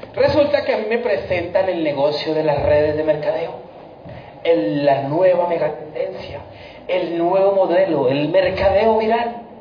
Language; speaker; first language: Spanish; native; Spanish